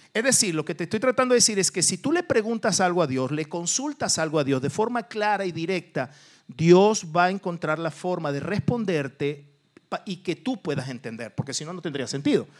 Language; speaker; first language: Spanish; early bilingual, other home language; Portuguese